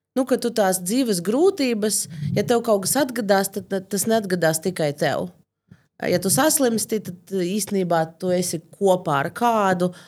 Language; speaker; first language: Latvian; non-native, local second language; Russian